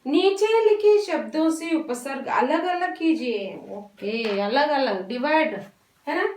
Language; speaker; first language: Hindi; non-native, local second language; Kannada